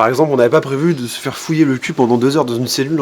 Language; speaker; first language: French; native; French